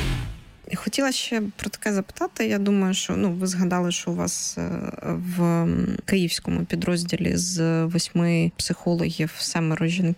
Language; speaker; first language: Ukrainian; native; Ukrainian